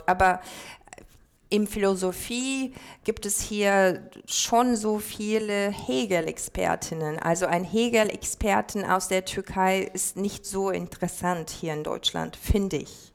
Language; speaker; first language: German; non-native, fluent; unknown